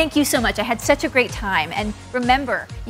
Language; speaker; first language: English; native; English